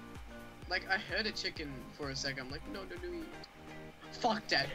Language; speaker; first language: English; native; English